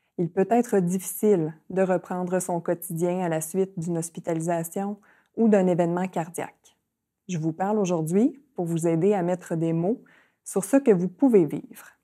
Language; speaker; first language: French; native; French